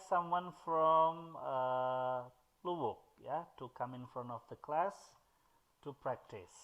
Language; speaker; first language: English; non-native, fluent; Indonesian